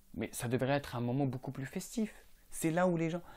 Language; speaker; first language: French; non-native, local second language; Arabic